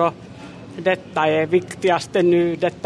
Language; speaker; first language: Swedish; non-native, fluent; Finnish